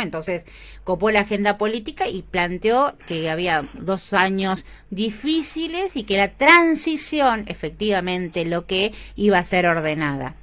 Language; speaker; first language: Spanish; native; Spanish